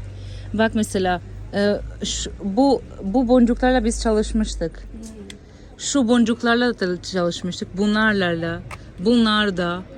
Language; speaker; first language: Turkish; non-native, fluent; Albanian